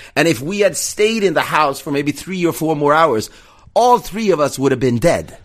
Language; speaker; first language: English; non-native, fluent; Swedish